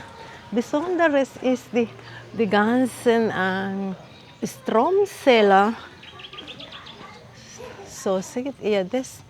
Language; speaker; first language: German; non-native, fluent; Filipino